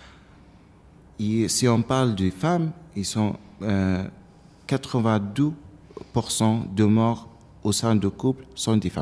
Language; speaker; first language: French; non-native, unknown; Arabic